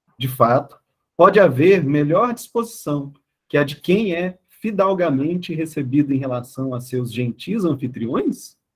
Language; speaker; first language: Portuguese; native; Portuguese